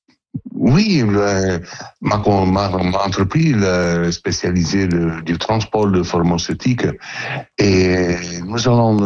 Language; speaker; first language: French; non-native, learner; Italian